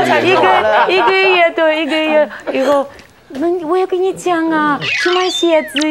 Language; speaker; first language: Chinese; non-native, learner; Russian